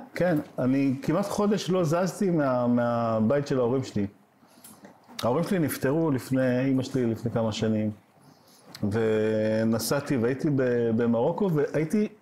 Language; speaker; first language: Hebrew; native; Hebrew